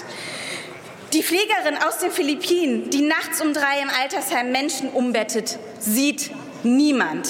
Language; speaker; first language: German; early bilingual, other home language; Persian